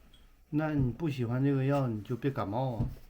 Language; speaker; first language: Chinese; native; Chinese